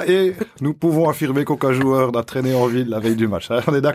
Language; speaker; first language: French; native; French